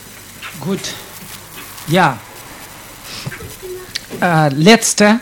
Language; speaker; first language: German; non-native, fluent; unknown